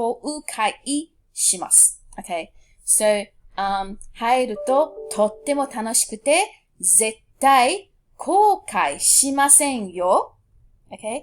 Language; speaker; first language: Japanese; non-native, fluent; English